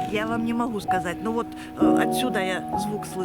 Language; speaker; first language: Russian; native; Russian